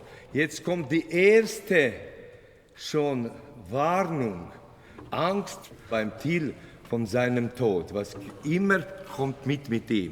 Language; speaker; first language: German; non-native, fluent; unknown